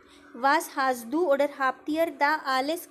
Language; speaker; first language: German; non-native, fluent; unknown